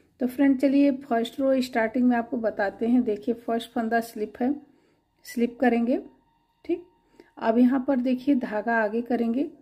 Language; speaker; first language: Hindi; native; Hindi